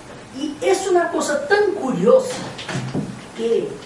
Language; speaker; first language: Spanish; non-native, fluent; Portuguese